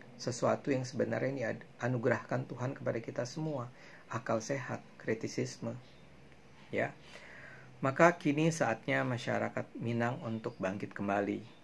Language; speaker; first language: Indonesian; native; Indonesian